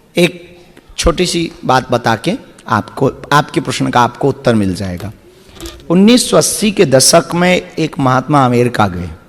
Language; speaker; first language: Hindi; native; Hindi